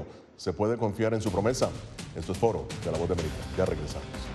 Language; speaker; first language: Spanish; native; Spanish